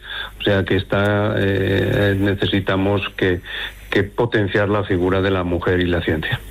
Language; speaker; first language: Spanish; native; Spanish